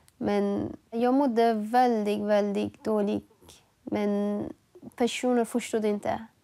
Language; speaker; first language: Swedish; non-native, learner; Persian